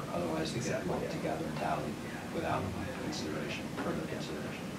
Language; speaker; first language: English; native; English